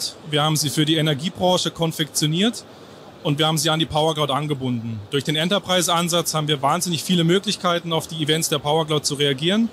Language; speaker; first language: German; native; German